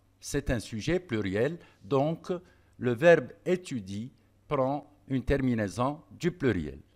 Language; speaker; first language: French; non-native, local second language; Arabic